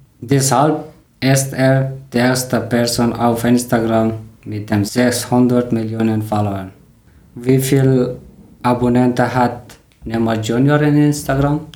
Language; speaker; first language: German; non-native, learner; Persian